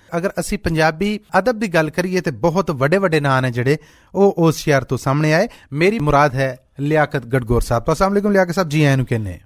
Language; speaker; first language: Punjabi; native; Punjabi